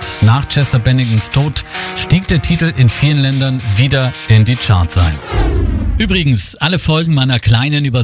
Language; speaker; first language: German; native; German